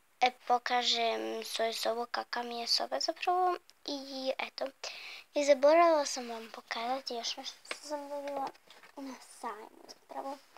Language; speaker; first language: Bosnian; early bilingual, heritage; Bosnian